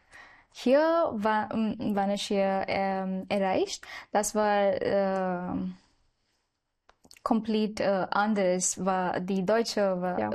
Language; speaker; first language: German; non-native, learner; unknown